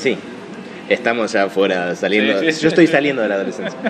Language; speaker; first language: Spanish; native; Spanish